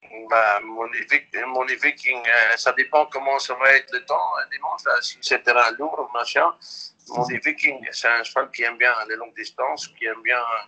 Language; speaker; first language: French; non-native, local second language; Dutch